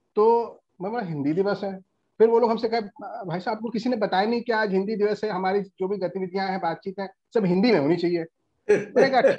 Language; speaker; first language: Hindi; non-native, local second language; Bangla